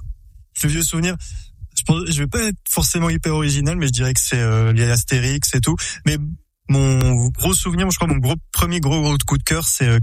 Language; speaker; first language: French; native; French